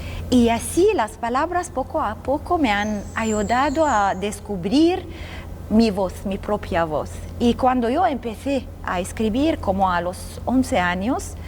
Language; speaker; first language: Spanish; non-native, fluent; Arabic